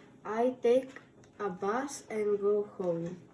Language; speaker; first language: English; non-native, learner; Croatian